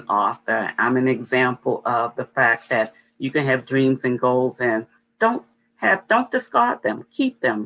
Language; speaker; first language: English; native; English